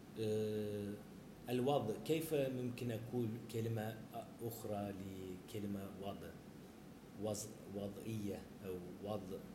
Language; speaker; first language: Arabic; non-native, learner; Turkish